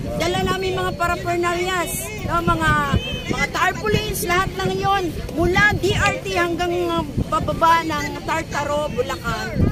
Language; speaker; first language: Filipino; non-native, local second language; Cebuano